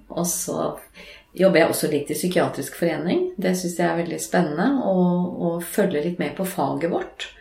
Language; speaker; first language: Norwegian; native; Norwegian